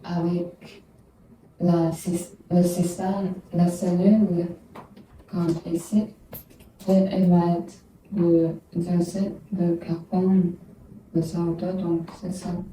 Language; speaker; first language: French; non-native, learner; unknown